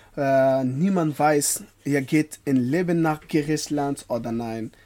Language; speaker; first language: German; non-native, learner; Persian